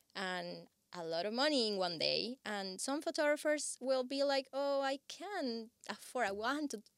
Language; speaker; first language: English; non-native, fluent; Spanish